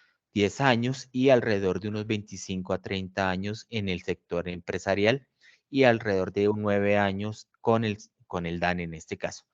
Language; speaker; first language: Spanish; native; Spanish